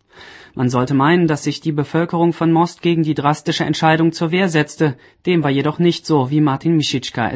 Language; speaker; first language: German; native; German